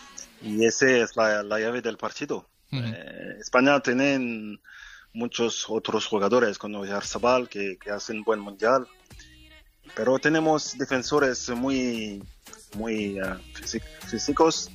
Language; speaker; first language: Spanish; non-native, fluent; French